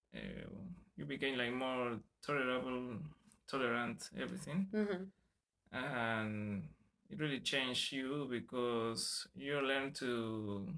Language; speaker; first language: English; non-native, fluent; Spanish